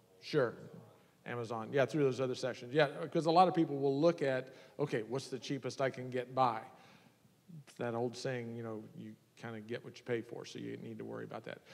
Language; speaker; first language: English; native; English